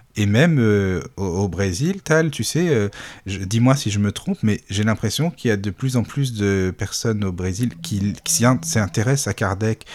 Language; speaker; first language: French; native; French